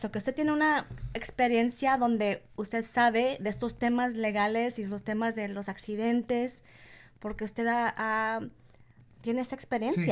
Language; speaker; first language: Spanish; early bilingual, heritage; Spanish